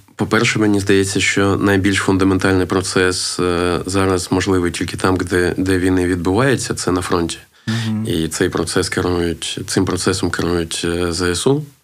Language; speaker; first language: Ukrainian; non-native, local second language; Russian